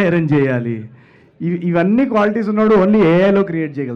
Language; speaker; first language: Telugu; native; Telugu